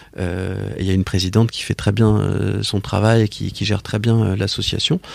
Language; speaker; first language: French; native; French